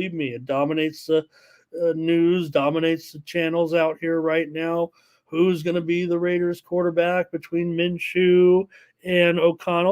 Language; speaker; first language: English; native; English